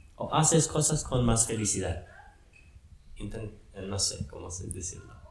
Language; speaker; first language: Spanish; non-native, fluent; English